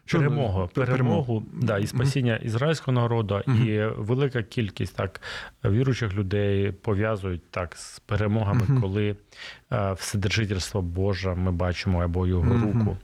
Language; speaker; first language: Ukrainian; non-native, local second language; Russian